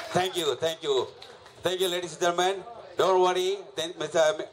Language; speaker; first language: English; non-native, local second language; Tamil